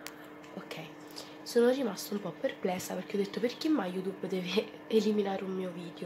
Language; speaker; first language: Italian; native; Italian